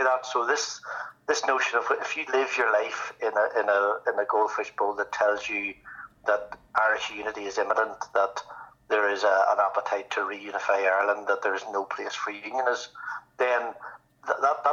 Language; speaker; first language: English; native; English